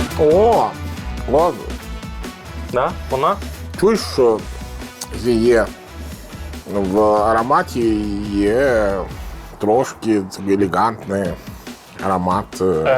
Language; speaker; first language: Ukrainian; non-native, learner; Italian